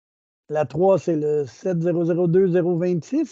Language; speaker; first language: French; native; French